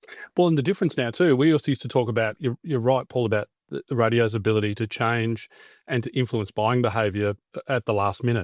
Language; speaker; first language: English; native; English